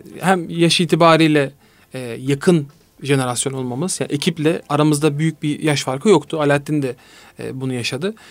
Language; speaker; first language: Turkish; native; Turkish